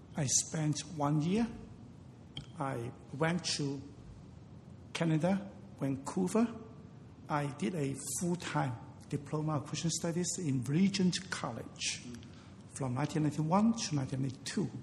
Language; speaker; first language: English; non-native, local second language; Cantonese